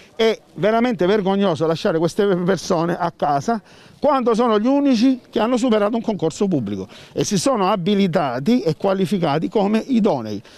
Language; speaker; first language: Italian; native; Italian